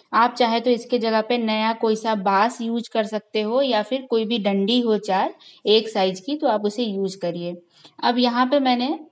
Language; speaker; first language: Hindi; native; Hindi